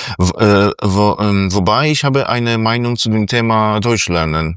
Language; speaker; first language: German; non-native, fluent; Polish